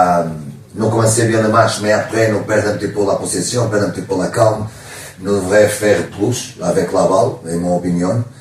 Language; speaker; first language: French; non-native, learner; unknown